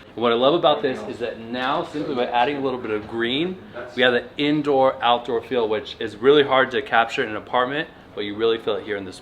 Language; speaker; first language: English; native; English